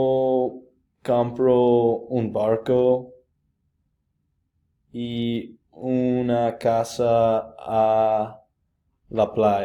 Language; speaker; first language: Spanish; non-native, learner; English